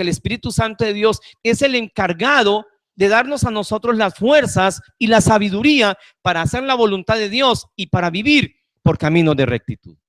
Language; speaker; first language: Spanish; native; Spanish